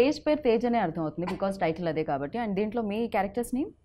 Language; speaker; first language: Telugu; native; Telugu